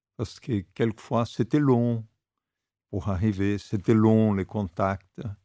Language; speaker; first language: French; non-native, fluent; Portuguese